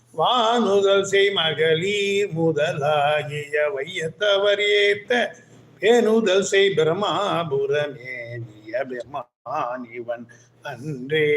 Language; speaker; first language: Tamil; native; Tamil